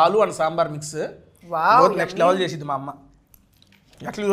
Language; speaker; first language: Telugu; native; Telugu